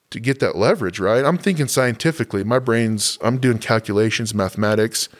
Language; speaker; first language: English; native; English